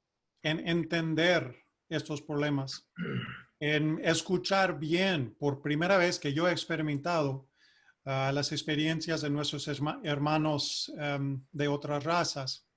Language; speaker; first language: Spanish; non-native, fluent; English